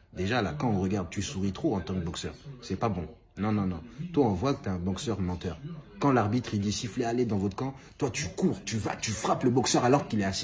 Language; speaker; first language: French; native; French